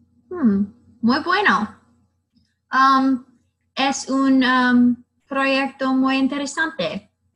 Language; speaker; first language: Spanish; non-native, learner; English